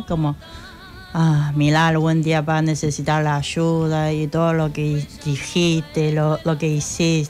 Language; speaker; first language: Spanish; non-native, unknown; Chinese